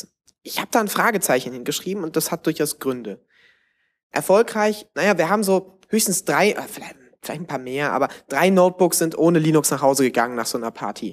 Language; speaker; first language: German; native; German